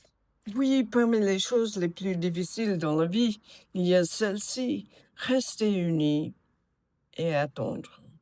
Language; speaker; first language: French; non-native, fluent; English